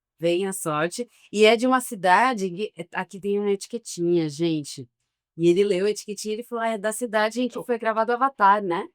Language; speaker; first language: Portuguese; native; Portuguese